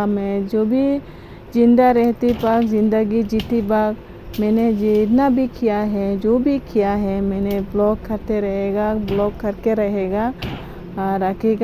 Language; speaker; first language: Hindi; non-native, local second language; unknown